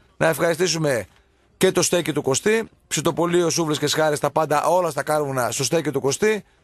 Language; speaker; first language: Greek; native; Greek